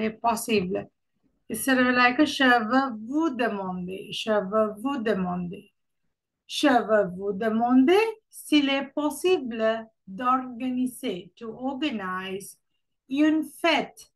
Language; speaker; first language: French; non-native, fluent; Sinhala